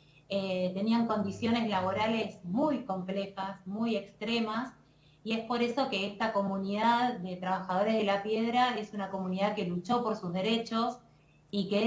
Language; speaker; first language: Spanish; native; Spanish